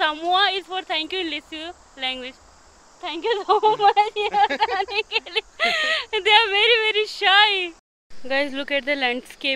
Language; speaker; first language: English; non-native, local second language; Hindi